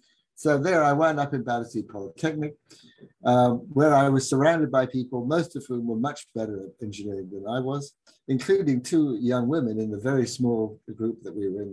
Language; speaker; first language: English; native; English